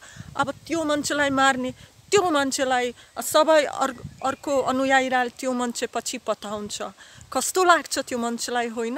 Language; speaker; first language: Nepali; non-native, learner; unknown